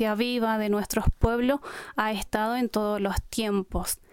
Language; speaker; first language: Spanish; non-native, local second language; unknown